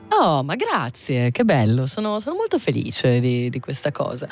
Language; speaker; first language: Italian; native; Italian